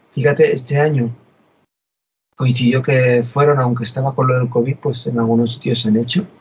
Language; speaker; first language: Spanish; native; Spanish